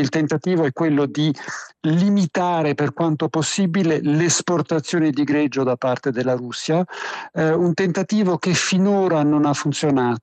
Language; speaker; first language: Italian; native; Italian